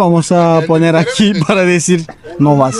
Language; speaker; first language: Spanish; non-native, learner; Turkish